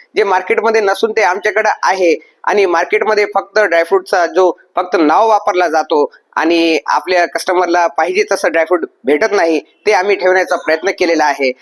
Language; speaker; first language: Marathi; native; Marathi